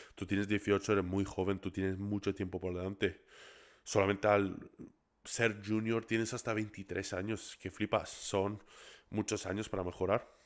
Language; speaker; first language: Spanish; early bilingual, other home language; English